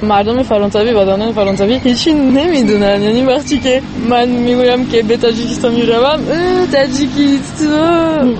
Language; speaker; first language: Persian; non-native, fluent; French